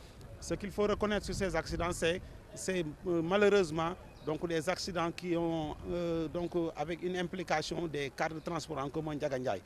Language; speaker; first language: French; non-native, local second language; Wolof